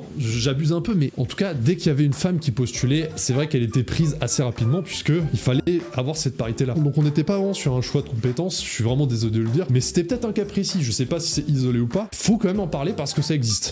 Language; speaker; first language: French; native; French